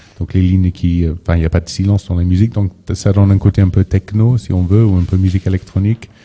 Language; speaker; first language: French; non-native, fluent; English